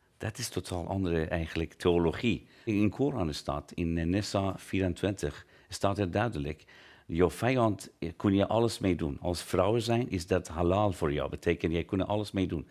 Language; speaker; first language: Dutch; non-native, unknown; Persian